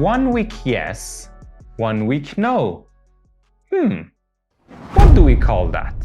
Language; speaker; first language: English; non-native, fluent; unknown